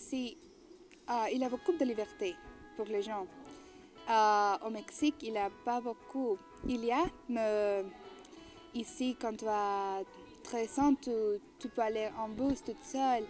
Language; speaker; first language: French; non-native, learner; Spanish